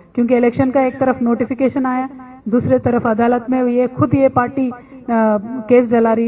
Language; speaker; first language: Hindi; non-native, local second language; Telugu